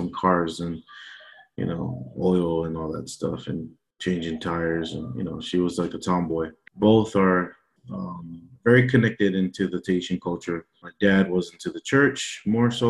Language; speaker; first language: English; early bilingual, other home language; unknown